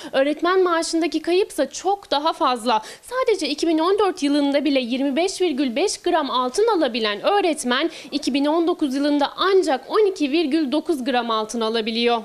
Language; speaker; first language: Turkish; native; Turkish